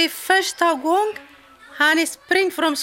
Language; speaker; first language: Swedish; non-native, learner; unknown